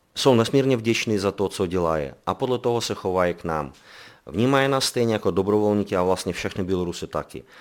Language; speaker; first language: Czech; non-native, fluent; Belarusian